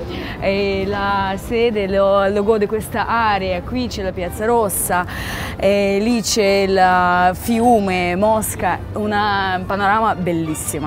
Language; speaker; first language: Italian; non-native, fluent; Russian